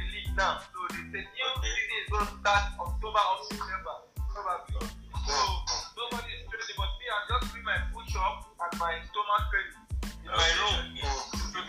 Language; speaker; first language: English; non-native, local second language; Yoruba